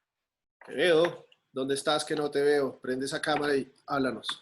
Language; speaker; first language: Spanish; native; Spanish